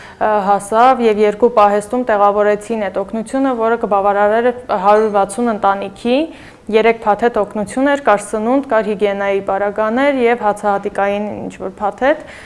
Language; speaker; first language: Armenian; native; Armenian